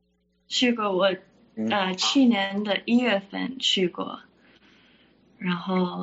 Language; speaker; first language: Chinese; early bilingual, heritage; Chinese